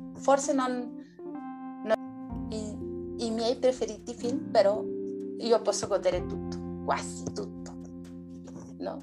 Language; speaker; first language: Italian; non-native, learner; Spanish